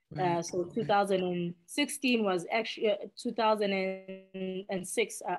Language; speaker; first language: English; non-native, local second language; Xhosa